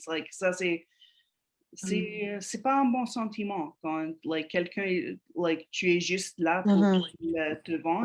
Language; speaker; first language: French; non-native, fluent; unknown